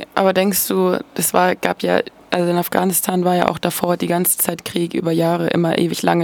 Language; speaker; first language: German; native; German